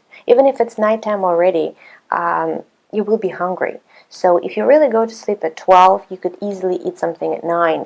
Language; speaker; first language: English; non-native, fluent; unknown